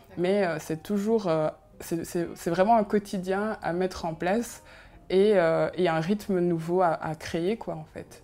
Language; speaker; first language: French; early bilingual, other home language; Kinyarwanda